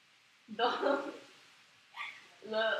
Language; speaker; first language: French; non-native, learner; English